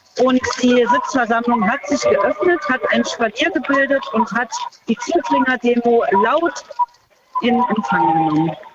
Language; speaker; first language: German; native; German